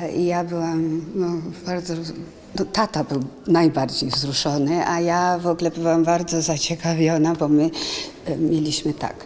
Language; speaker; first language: Polish; early bilingual, heritage; Polish